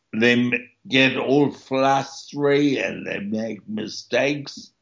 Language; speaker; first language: English; early bilingual, other home language; German